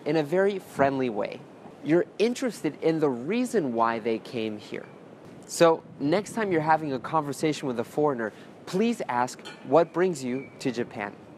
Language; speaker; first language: English; native; English